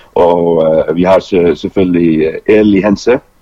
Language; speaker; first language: Danish; non-native, local second language; Faroese